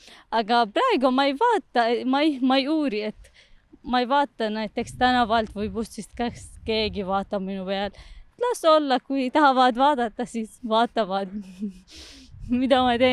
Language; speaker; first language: Estonian; non-native, learner; Arabic